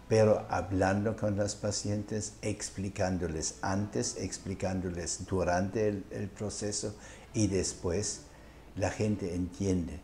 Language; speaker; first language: Spanish; non-native, fluent; German